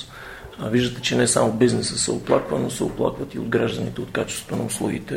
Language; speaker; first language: Bulgarian; native; Bulgarian